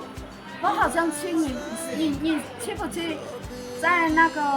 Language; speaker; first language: Chinese; non-native, learner; Bangla